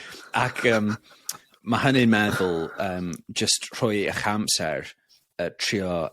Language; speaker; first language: Welsh; non-native, local second language; English